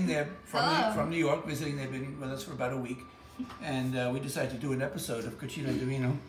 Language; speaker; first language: English; native; English